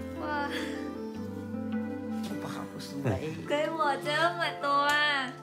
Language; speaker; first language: Chinese; non-native, learner; Lao